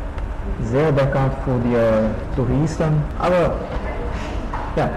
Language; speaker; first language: German; non-native, learner; Portuguese